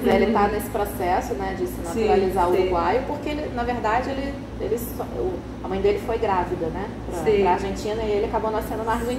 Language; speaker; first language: Portuguese; native; Portuguese